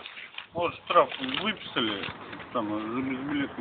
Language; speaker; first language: Russian; native; Russian